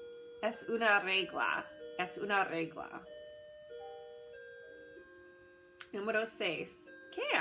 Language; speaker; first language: Spanish; non-native, fluent; English